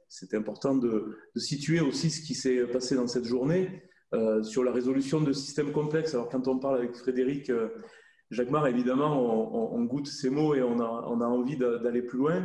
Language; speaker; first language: French; native; French